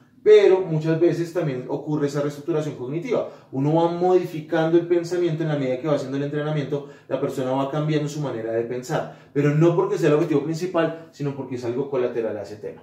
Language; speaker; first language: Spanish; native; Spanish